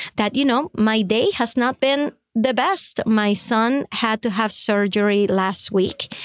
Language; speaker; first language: English; non-native, fluent; Spanish